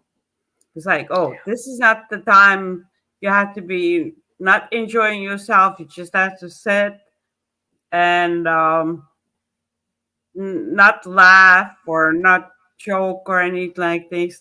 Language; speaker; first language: English; non-native, fluent; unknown